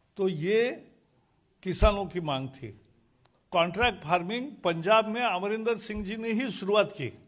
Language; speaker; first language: Hindi; non-native, local second language; Marathi